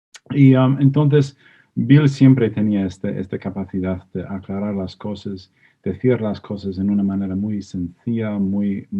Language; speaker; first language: Spanish; non-native, fluent; English